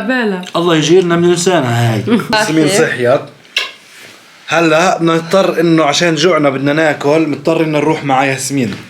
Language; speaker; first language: Arabic; native; Arabic